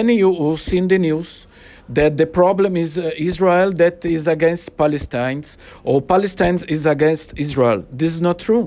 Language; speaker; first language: English; non-native, learner; Portuguese